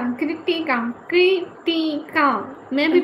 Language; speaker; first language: Urdu; non-native, local second language; Punjabi